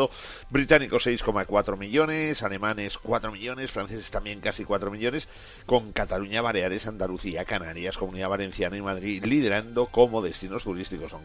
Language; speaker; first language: Spanish; native; Spanish